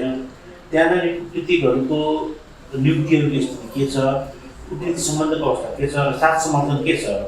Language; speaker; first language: Nepali; native; Nepali